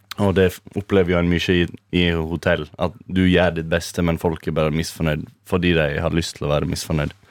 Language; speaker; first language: Norwegian; native; Norwegian